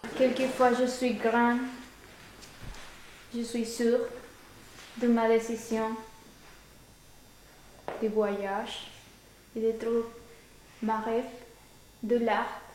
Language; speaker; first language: French; non-native, learner; Spanish